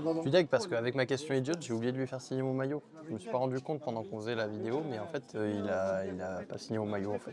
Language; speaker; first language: French; native; French